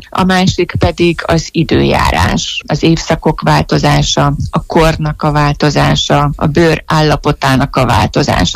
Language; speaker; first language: Hungarian; native; Hungarian